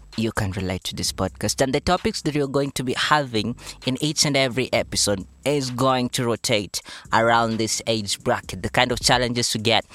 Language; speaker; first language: English; non-native, local second language; Luyia